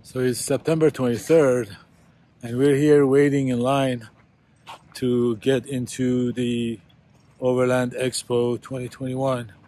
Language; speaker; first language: English; native; English